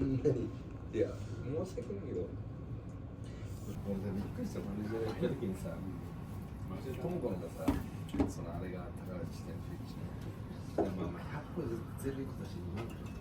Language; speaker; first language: Japanese; native; Japanese